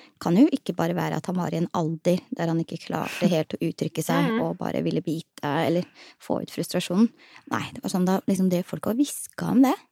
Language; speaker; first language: Norwegian; early bilingual, other home language; Somali